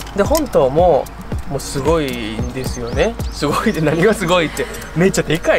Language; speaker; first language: Japanese; native; Japanese